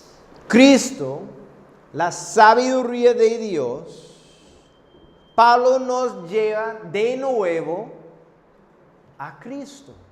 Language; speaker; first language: Spanish; non-native, fluent; English